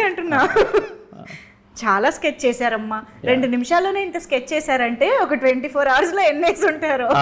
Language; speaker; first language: Telugu; native; Telugu